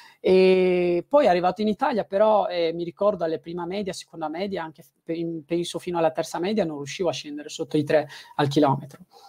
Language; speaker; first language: Italian; early bilingual, other home language; Tigrinya